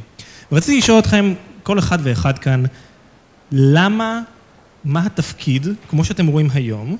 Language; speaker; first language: Hebrew; native; Hebrew